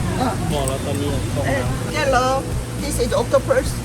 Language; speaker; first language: English; non-native, learner; Korean